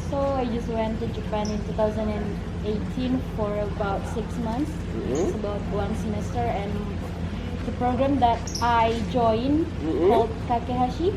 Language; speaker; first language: English; non-native, fluent; Indonesian